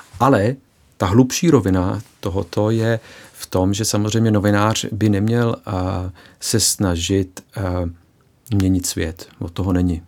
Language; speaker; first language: Czech; early bilingual, heritage; Czech